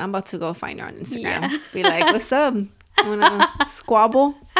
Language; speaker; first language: English; early bilingual, other home language; Spanish